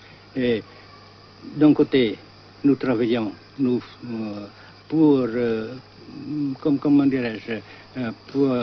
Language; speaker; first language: French; non-native, local second language; Vietnamese